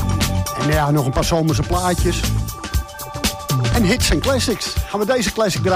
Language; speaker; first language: Dutch; native; Dutch